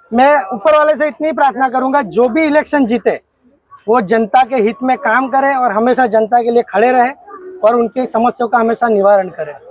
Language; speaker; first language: Hindi; non-native, local second language; Gujarati